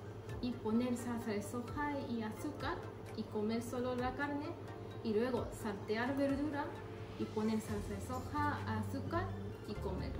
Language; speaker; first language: Spanish; non-native, fluent; Japanese